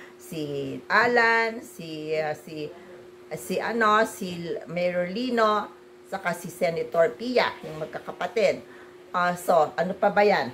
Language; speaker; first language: Filipino; native; Filipino